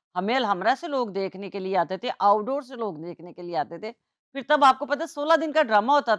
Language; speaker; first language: Urdu; non-native, local second language; Punjabi